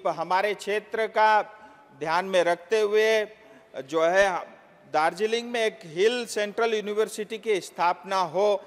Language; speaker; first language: Hindi; non-native, local second language; Nepali